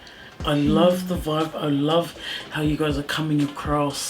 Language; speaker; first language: English; native; English